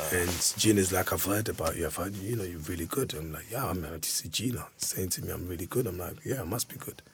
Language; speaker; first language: English; early bilingual, other home language; Lingala